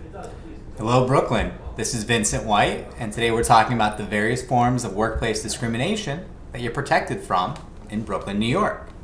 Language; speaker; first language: English; native; English